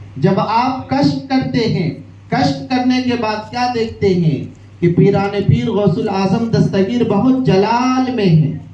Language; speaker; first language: Urdu; native; Urdu